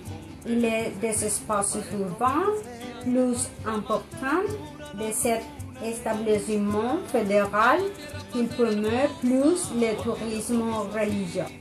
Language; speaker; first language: French; non-native, learner; Spanish